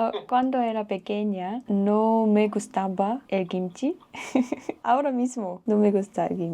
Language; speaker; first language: Spanish; non-native, learner; Korean